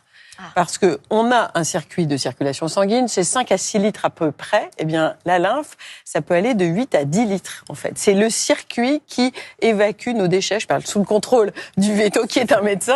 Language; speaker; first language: French; native; French